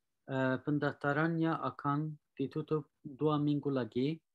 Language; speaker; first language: Indonesian; non-native, learner; Turkish